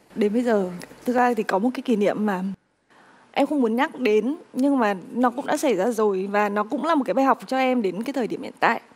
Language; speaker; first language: Vietnamese; native; Vietnamese